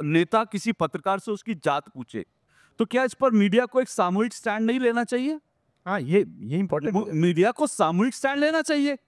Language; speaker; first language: Hindi; native; Hindi